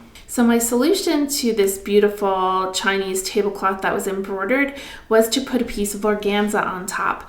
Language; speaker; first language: English; native; English